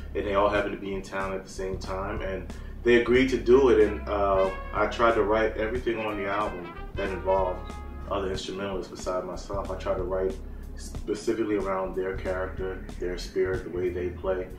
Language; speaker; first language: English; native; English